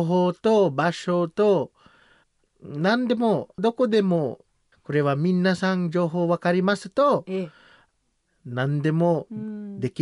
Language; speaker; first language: Japanese; non-native, learner; Samoan